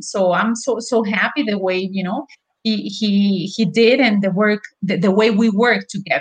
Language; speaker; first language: English; non-native, fluent; Spanish